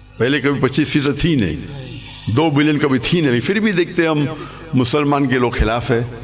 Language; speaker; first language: Urdu; non-native, local second language; English